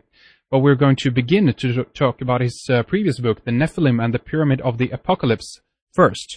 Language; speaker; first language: English; non-native, fluent; Swedish